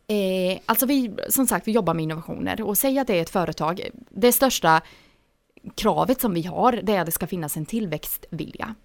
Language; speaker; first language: Swedish; early bilingual, other home language; Bosnian